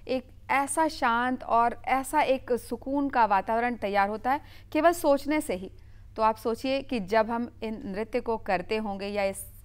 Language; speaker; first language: Hindi; native; Hindi